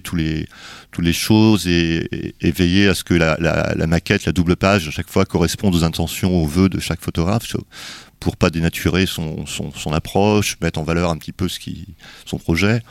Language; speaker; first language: French; native; French